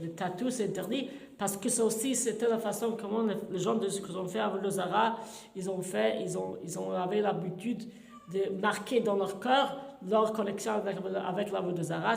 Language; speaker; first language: French; non-native, fluent; English